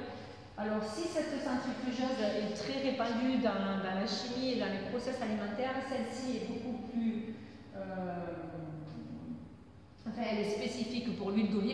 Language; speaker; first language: French; native; French